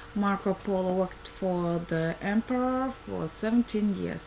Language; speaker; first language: English; non-native, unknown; Kazakh